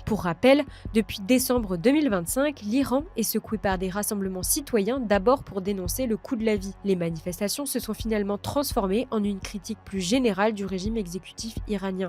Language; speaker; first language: French; native; French